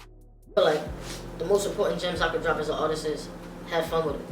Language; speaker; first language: English; native; English